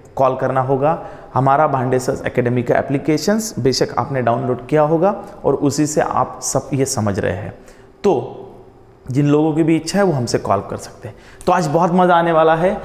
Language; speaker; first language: Hindi; non-native, local second language; Marathi